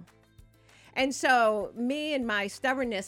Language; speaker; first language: English; native; English